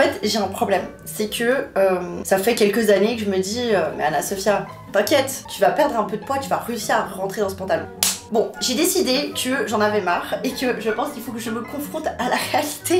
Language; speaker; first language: French; native; French